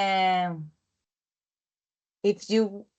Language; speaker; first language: English; non-native, learner; Spanish